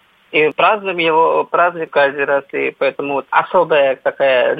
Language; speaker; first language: Russian; non-native, fluent; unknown